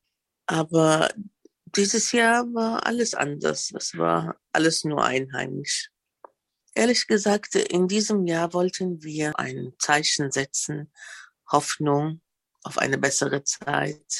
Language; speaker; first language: German; non-native, fluent; Arabic